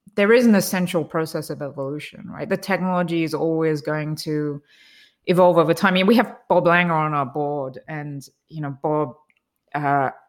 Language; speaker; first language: English; native; English